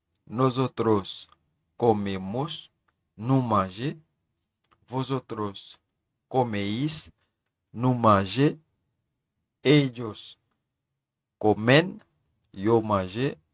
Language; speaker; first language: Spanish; non-native, fluent; Haitian Creole